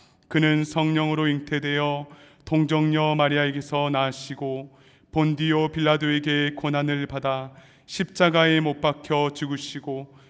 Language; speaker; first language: Korean; native; Korean